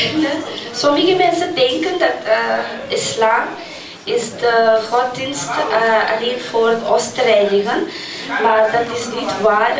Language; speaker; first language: Dutch; non-native, learner; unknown